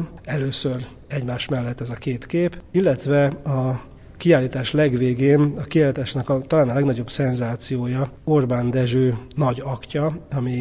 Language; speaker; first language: Hungarian; native; Hungarian